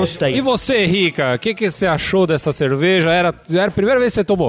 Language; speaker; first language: Portuguese; native; Portuguese